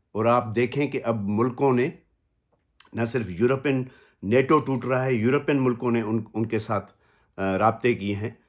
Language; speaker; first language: Urdu; non-native, local second language; Sindhi